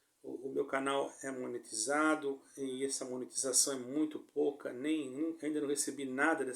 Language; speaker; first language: Portuguese; native; Portuguese